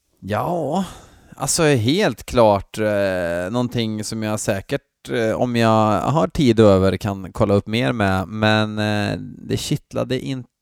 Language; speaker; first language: Swedish; native; Swedish